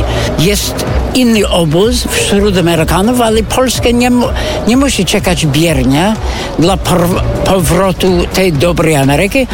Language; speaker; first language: Polish; non-native, fluent; English